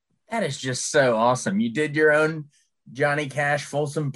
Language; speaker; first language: English; native; English